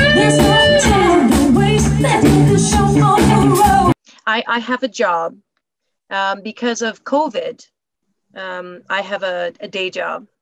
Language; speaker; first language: English; native; English